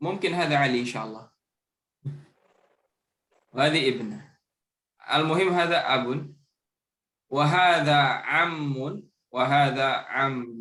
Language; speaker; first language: Arabic; non-native, fluent; Indonesian